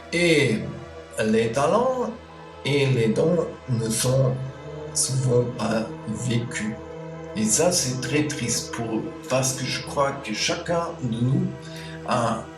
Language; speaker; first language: French; non-native, learner; German